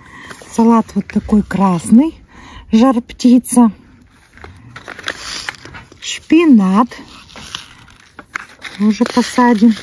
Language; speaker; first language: Russian; native; Russian